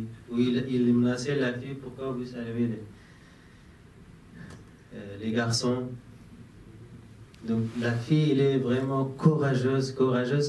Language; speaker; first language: French; non-native, fluent; Persian